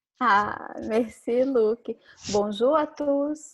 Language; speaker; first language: French; non-native, learner; Portuguese